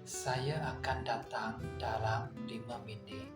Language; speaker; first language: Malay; non-native, learner; Burmese